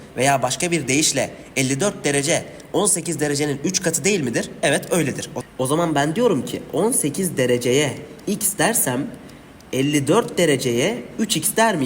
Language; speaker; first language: Turkish; native; Turkish